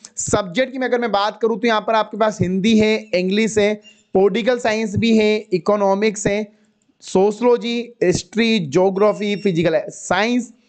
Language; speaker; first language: Hindi; native; Hindi